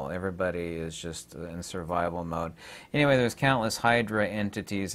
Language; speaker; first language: English; native; English